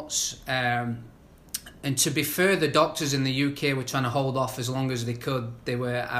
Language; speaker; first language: English; native; English